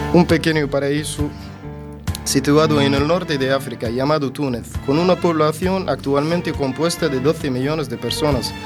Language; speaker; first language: Spanish; non-native, fluent; Arabic